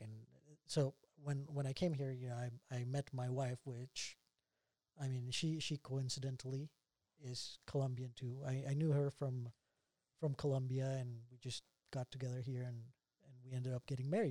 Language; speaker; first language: English; non-native, fluent; Spanish